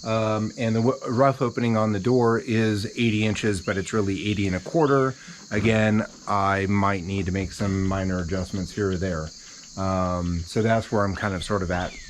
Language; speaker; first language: English; native; English